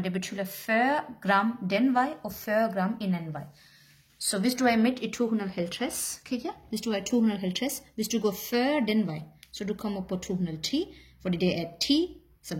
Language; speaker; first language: Danish; non-native, learner; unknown